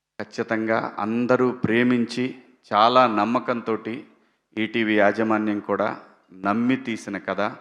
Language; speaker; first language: Telugu; native; Telugu